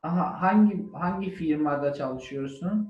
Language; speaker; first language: Turkish; non-native, learner; German